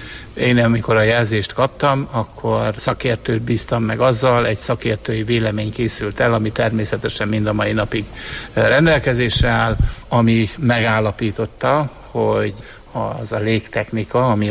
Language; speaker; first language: Hungarian; native; Hungarian